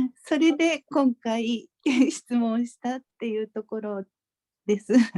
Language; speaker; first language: Japanese; native; Japanese